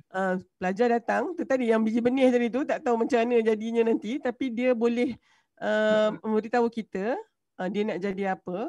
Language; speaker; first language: Malay; native; Malay